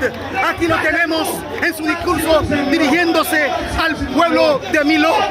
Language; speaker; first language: Spanish; non-native, fluent; Haitian Creole